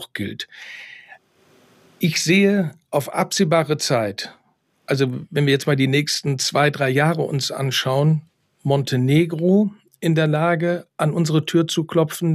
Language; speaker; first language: German; native; German